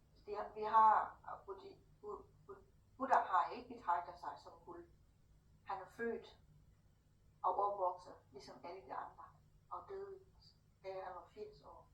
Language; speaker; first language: Danish; non-native, fluent; Thai